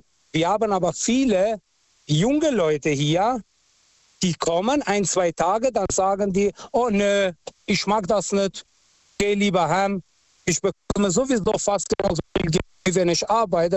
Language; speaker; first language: German; non-native, local second language; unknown